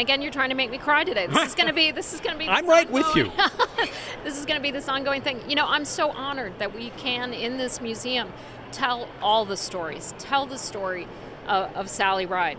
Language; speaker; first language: English; native; English